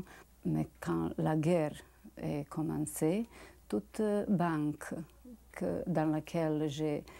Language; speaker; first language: French; non-native, learner; Bosnian